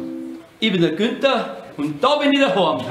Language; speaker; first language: German; native; German